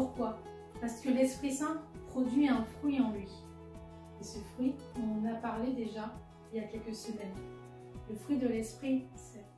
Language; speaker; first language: French; native; French